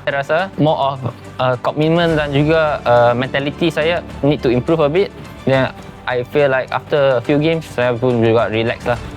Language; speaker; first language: Malay; non-native, local second language; Chinese